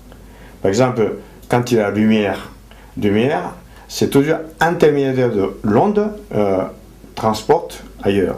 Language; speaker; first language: French; non-native, fluent; Japanese